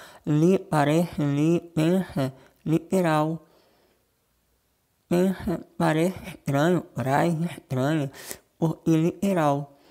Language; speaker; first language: Portuguese; non-native, local second language; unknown